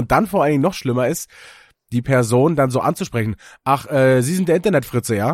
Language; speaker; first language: German; native; German